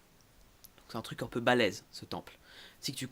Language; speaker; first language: French; native; French